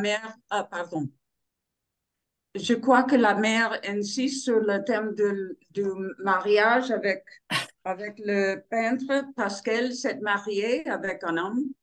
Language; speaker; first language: French; non-native, learner; Spanish